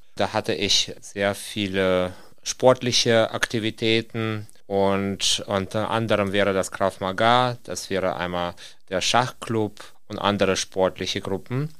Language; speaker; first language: German; non-native, fluent; Russian